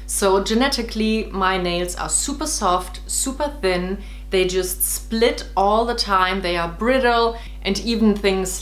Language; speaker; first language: English; non-native, fluent; German